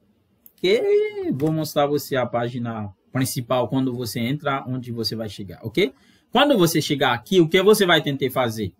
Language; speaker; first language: Portuguese; non-native, fluent; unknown